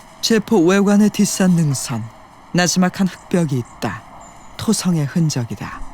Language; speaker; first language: Korean; native; Korean